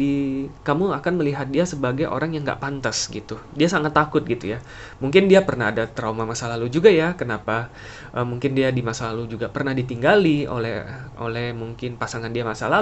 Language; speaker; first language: Indonesian; native; Indonesian